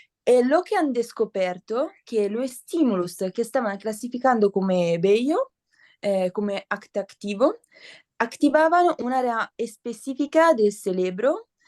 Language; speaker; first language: Spanish; non-native, learner; Italian